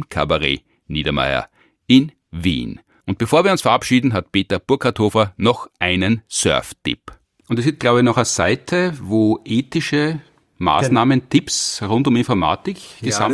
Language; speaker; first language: German; native; German